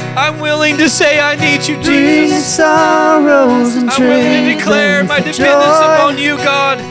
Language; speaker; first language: English; native; English